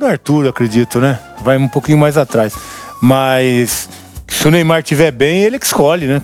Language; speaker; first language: Portuguese; native; Portuguese